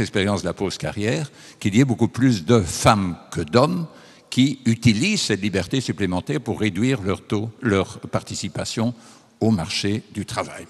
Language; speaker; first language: French; native; French